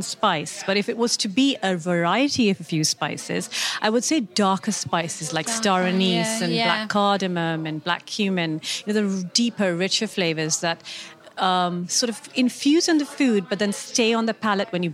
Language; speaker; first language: English; non-native, local second language; Urdu